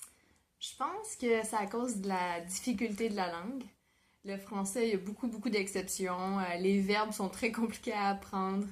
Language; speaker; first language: French; native; French